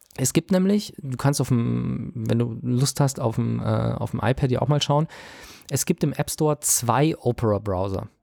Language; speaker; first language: German; native; German